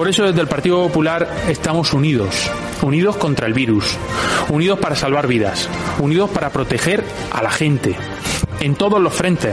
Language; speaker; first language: Spanish; native; Spanish